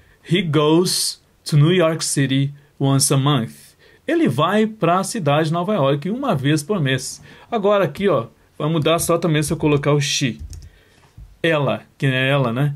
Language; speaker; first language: Portuguese; native; Portuguese